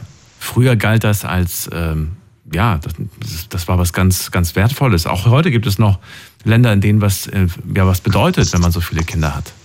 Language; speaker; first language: German; native; German